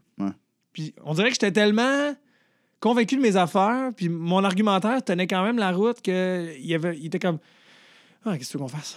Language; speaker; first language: French; native; French